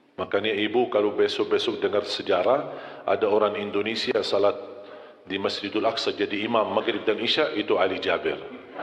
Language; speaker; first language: Malay; non-native, fluent; Arabic